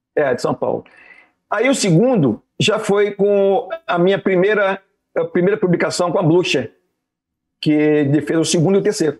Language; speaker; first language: Portuguese; native; Portuguese